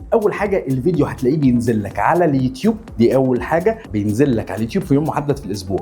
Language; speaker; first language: Arabic; native; Arabic